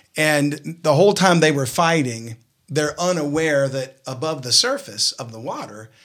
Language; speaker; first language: English; native; English